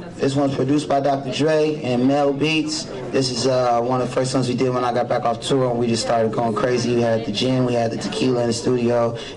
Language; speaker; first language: English; native; English